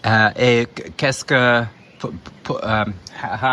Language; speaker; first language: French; non-native, learner; English